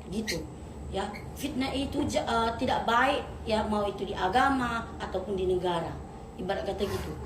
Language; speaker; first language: Indonesian; non-native, local second language; Malay